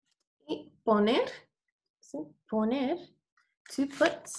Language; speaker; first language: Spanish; non-native, fluent; English